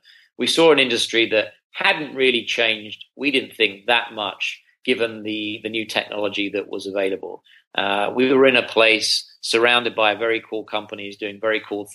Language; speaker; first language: English; native; English